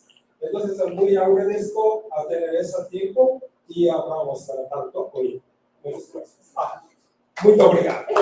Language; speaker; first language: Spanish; non-native, learner; Japanese